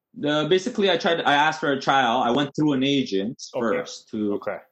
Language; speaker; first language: English; native; English